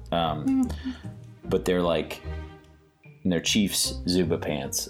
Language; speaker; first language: English; native; English